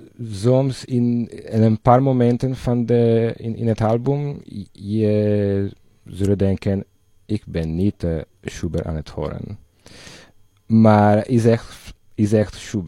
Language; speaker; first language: Dutch; non-native, learner; Italian